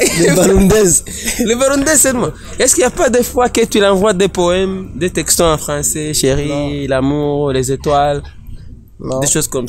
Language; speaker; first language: French; non-native, local second language; Rundi